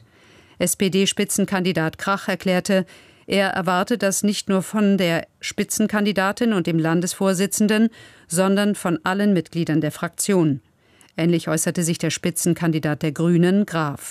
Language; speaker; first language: German; native; German